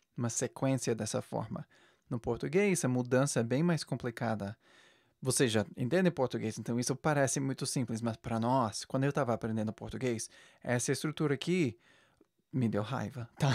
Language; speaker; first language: Portuguese; non-native, fluent; English